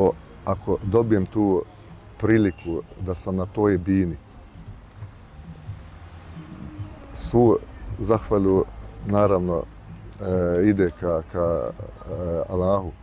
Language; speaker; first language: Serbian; early bilingual, heritage; Bosnian